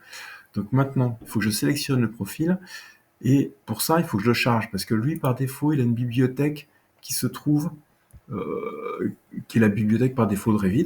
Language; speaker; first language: French; native; French